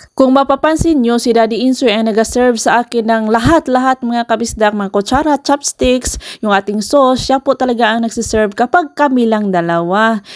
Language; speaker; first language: Filipino; non-native, local second language; Cebuano